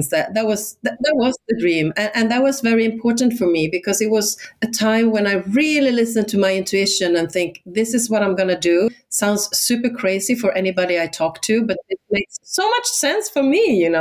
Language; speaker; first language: English; non-native, fluent; Swedish